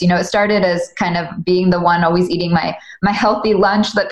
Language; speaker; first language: English; native; English